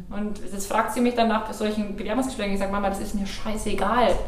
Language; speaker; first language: German; native; German